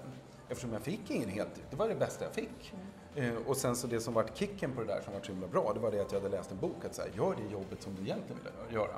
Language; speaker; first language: Swedish; native; Swedish